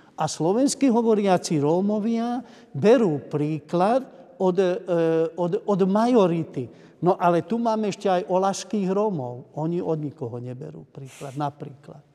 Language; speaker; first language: Slovak; non-native, local second language; Hungarian